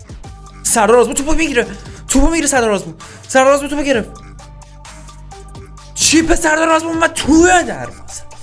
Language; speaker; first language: Persian; native; Persian